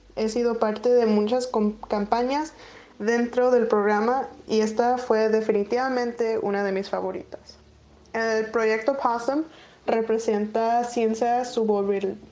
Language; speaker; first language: Spanish; early bilingual, heritage; Spanish